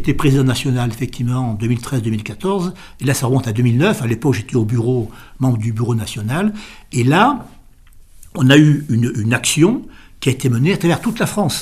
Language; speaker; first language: French; native; French